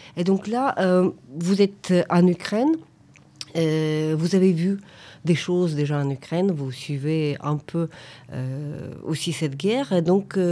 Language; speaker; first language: French; non-native, fluent; Ukrainian